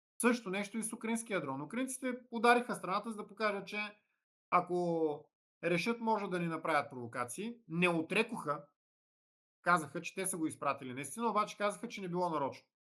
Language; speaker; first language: Bulgarian; native; Bulgarian